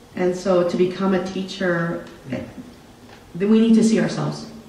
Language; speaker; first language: English; native; English